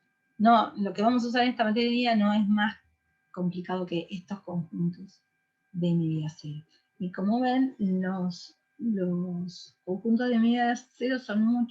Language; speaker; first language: Spanish; native; Spanish